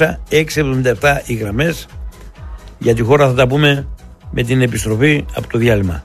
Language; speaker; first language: Greek; native; Greek